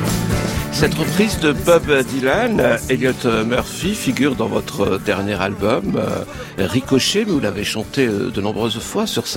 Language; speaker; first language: French; native; French